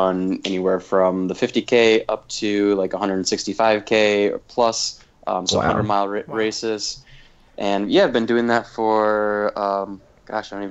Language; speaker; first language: English; native; English